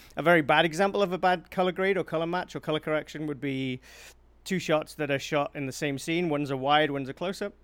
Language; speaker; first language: English; native; English